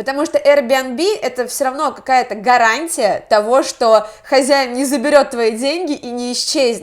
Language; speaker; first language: Russian; native; Russian